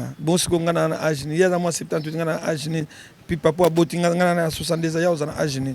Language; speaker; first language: Lingala; native; Lingala